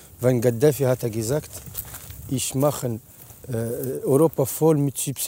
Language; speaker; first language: German; non-native, learner; Arabic